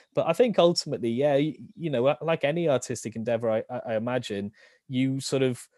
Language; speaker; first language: English; native; English